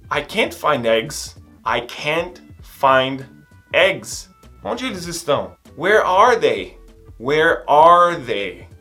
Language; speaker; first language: English; non-native, fluent; Portuguese